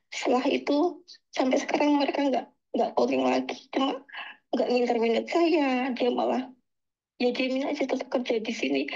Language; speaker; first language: Indonesian; native; Indonesian